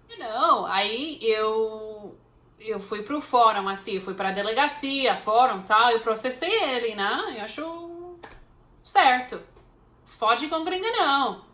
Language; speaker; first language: Portuguese; non-native, fluent; English